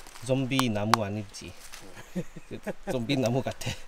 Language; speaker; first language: Korean; non-native, learner; English